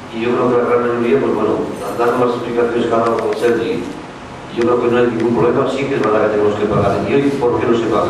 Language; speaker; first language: Spanish; native; Spanish